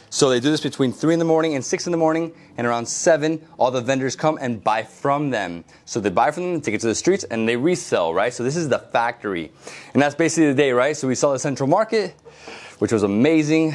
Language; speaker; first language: English; early bilingual, other home language; Spanish